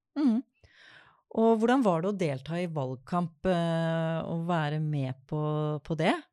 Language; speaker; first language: Norwegian; native; Norwegian